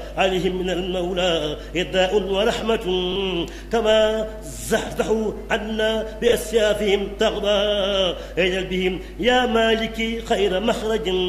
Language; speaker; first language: Arabic; non-native, fluent; Wolof